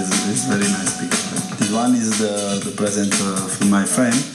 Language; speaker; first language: English; non-native, learner; Italian